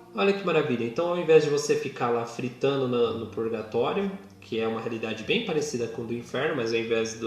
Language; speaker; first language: Portuguese; native; Portuguese